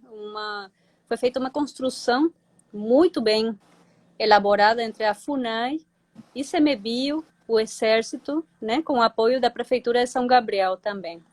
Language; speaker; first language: Portuguese; non-native, fluent; Spanish